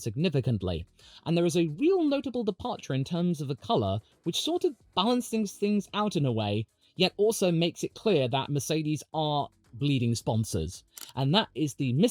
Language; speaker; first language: English; native; English